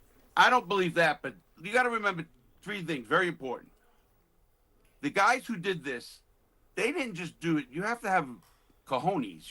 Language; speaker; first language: English; native; English